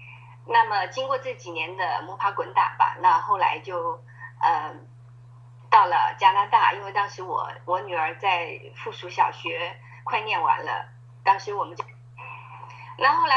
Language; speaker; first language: Chinese; native; Chinese